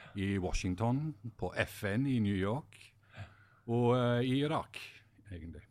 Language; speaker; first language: Norwegian; non-native, fluent; English